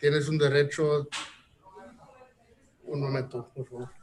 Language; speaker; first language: Spanish; early bilingual, heritage; Spanish